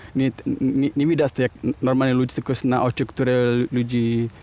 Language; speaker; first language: Polish; non-native, learner; Minangkabau